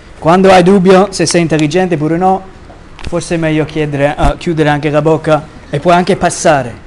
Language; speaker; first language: Italian; non-native, fluent; English